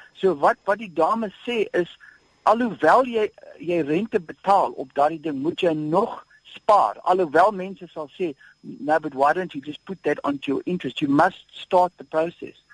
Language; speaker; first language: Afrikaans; non-native, local second language; English